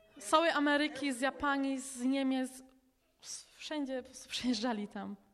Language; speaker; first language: Polish; early bilingual, heritage; Polish